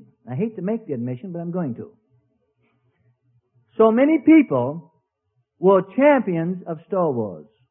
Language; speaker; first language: English; native; English